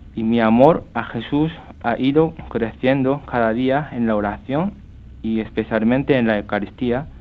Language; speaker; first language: Spanish; non-native, fluent; Japanese